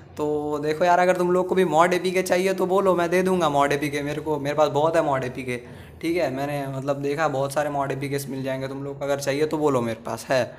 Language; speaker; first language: Hindi; native; Hindi